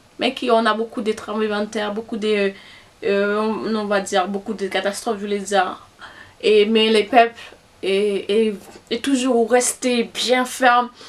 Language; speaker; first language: French; non-native, local second language; Haitian Creole